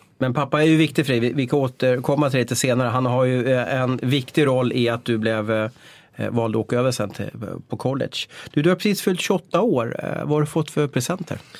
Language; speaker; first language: Swedish; native; Swedish